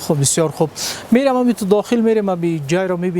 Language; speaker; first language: Persian; non-native, local second language; Pashto